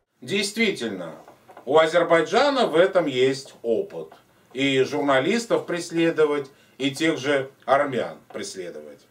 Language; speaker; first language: Russian; native; Russian